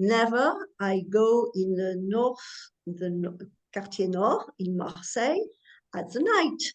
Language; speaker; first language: English; non-native, learner; French